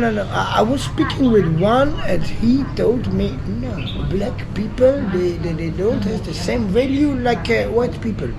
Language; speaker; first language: English; non-native, learner; Italian